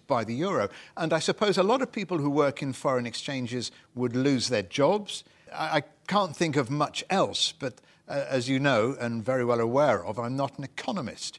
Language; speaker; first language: English; native; English